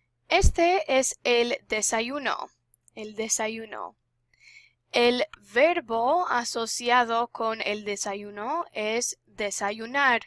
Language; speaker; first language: Spanish; non-native, fluent; English